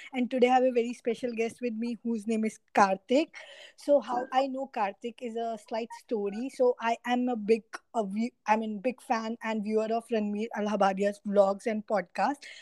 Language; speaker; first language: English; non-native, local second language; Hindi